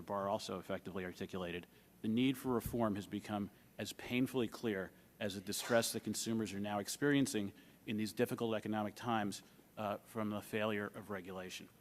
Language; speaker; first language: English; native; English